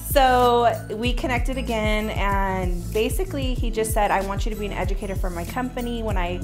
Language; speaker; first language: English; native; English